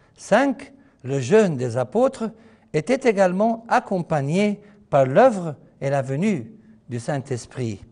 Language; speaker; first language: French; non-native, fluent; Arabic